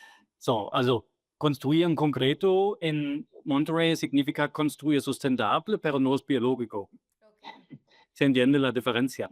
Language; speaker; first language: Spanish; non-native, fluent; German